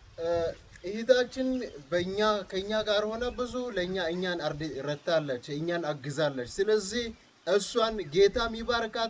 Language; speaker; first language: Amharic; non-native, local second language; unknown